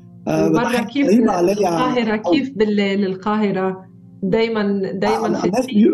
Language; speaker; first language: Arabic; native; Arabic